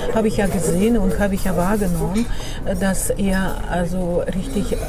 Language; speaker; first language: German; non-native, fluent; Russian